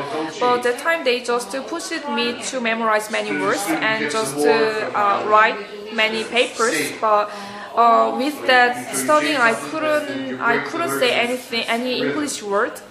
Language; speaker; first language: English; non-native, learner; Korean